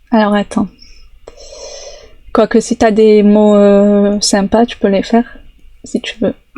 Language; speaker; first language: French; native; French